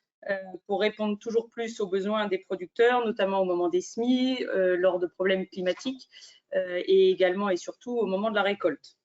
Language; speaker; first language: French; native; French